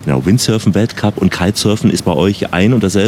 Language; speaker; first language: German; native; German